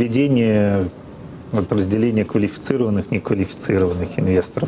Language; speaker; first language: Russian; native; Russian